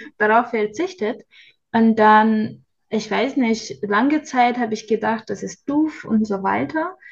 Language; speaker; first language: German; non-native, fluent; Turkish